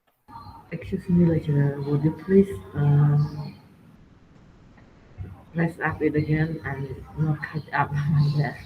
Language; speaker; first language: English; non-native, learner; Khmer